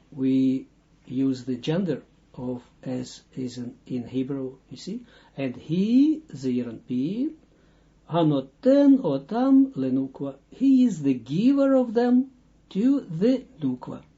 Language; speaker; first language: English; non-native, fluent; Dutch